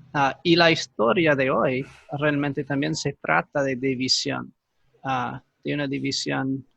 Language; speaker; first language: Spanish; non-native, fluent; English